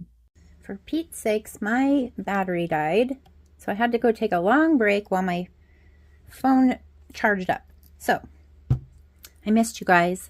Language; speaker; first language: English; native; English